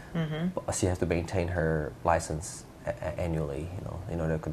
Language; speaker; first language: English; non-native, fluent; Indonesian